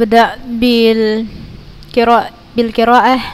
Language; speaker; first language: Arabic; non-native, fluent; Indonesian